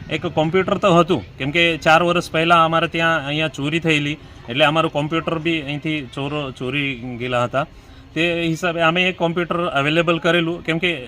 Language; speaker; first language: Gujarati; non-native, local second language; Marathi